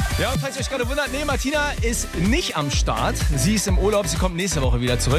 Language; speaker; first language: German; native; German